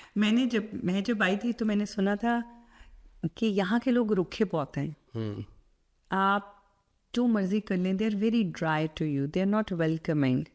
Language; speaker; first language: Urdu; non-native, local second language; Punjabi